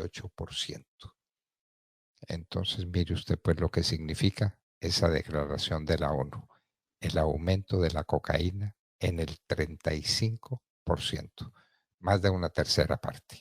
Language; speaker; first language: Spanish; native; Spanish